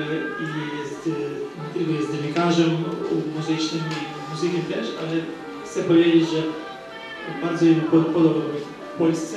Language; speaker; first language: Polish; non-native, fluent; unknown